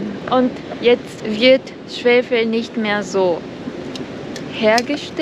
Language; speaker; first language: German; non-native, fluent; Japanese